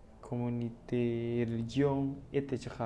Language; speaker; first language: French; non-native, learner; Indonesian